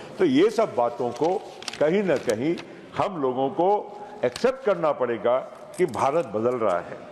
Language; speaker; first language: Hindi; non-native, local second language; Gujarati